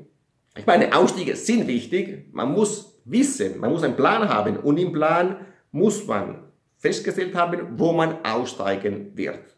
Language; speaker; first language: German; non-native, fluent; Italian